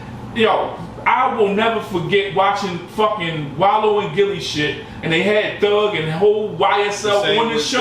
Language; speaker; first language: English; native; English